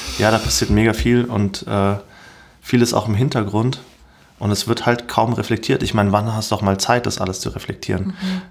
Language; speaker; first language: German; native; German